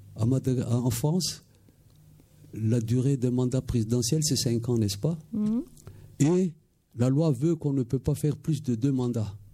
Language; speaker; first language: French; non-native, local second language; Malagasy